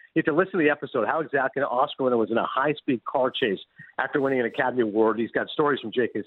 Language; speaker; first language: English; native; English